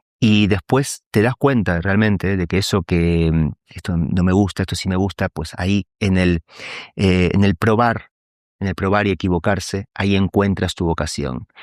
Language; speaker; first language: Spanish; native; Spanish